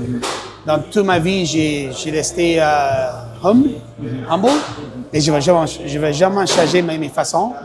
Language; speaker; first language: French; non-native, local second language; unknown